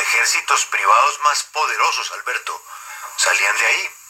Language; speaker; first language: Spanish; native; Spanish